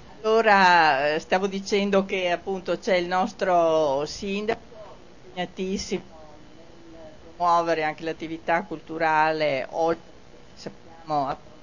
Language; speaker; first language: Italian; native; Italian